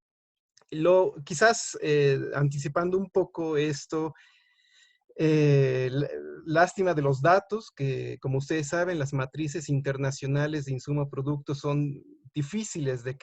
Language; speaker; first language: Spanish; native; Spanish